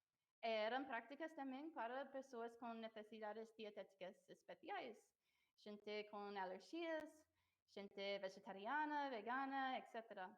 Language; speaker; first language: Spanish; non-native, fluent; English